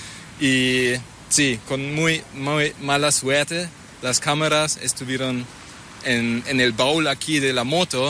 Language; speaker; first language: Spanish; non-native, fluent; German